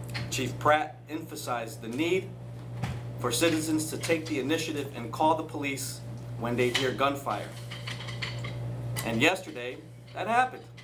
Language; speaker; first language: English; early bilingual, other home language; Spanish